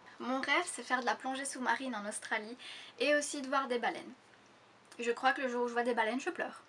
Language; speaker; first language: French; native; French